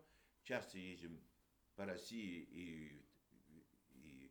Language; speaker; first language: Russian; early bilingual, heritage; Russian